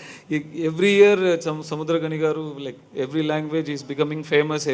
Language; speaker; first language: Telugu; non-native, learner; Tamil